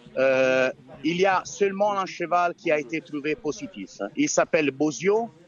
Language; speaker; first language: French; non-native, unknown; Italian